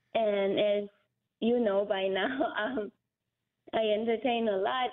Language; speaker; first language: English; non-native, fluent; Korean